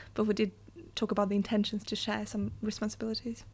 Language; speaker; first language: English; non-native, fluent; Russian